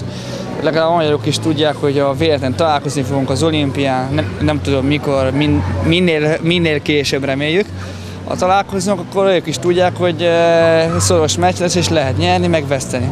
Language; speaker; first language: Hungarian; non-native, fluent; Italian